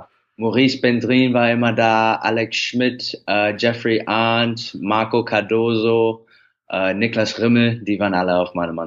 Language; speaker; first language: German; early bilingual, heritage; English